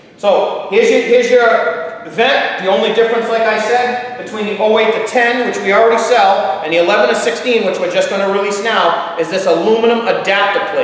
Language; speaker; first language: English; native; English